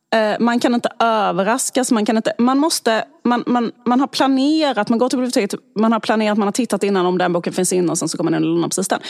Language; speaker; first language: Swedish; native; Swedish